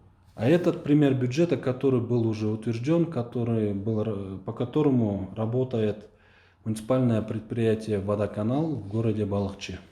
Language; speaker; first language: Russian; non-native, local second language; Kyrgyz